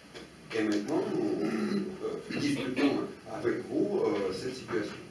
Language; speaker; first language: French; non-native, fluent; Russian